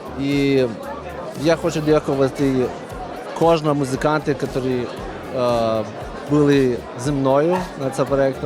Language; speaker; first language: Ukrainian; non-native, learner; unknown